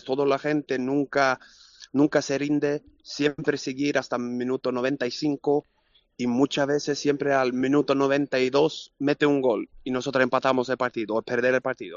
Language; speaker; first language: Spanish; non-native, learner; Swedish